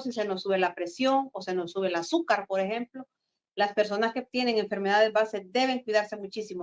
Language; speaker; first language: Spanish; native; Spanish